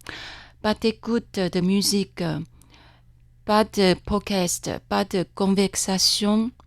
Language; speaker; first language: French; non-native, fluent; Chinese